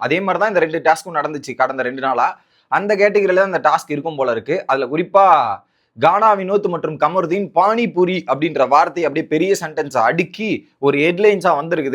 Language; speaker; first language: Tamil; native; Tamil